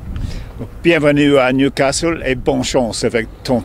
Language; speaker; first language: French; non-native, fluent; English